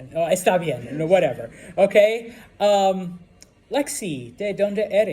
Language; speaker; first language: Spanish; non-native, fluent; English